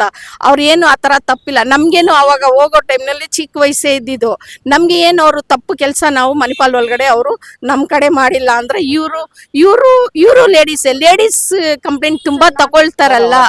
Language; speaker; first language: Kannada; non-native, local second language; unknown